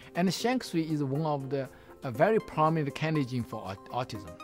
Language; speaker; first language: English; non-native, fluent; Chinese